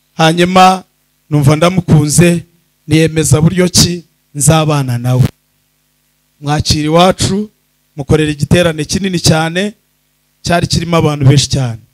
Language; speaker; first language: Kinyarwanda; early bilingual, heritage; Kinyarwanda